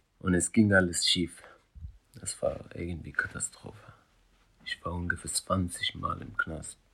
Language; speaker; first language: German; non-native, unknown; Persian